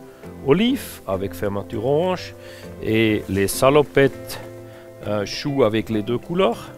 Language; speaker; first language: French; non-native, fluent; German